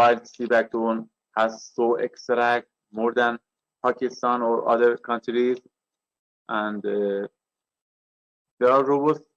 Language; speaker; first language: English; non-native, learner; Persian